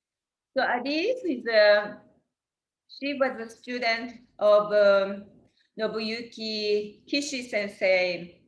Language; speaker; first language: English; non-native, learner; Japanese